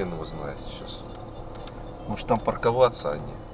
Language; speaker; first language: Russian; native; Russian